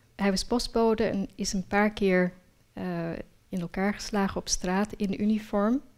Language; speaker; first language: Dutch; early bilingual, other home language; Urdu